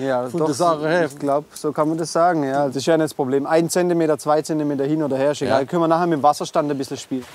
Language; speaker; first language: German; native; German